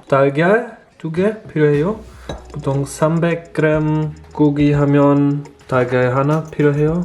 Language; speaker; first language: Korean; non-native, learner; German